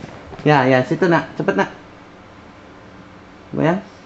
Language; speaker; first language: Indonesian; native; Indonesian